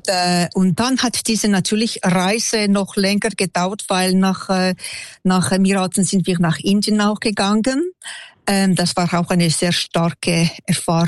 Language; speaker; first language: German; non-native, local second language; French